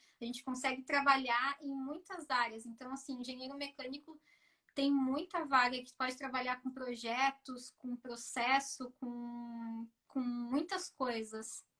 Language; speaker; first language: Portuguese; native; Portuguese